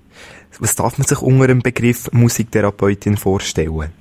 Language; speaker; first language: German; native; German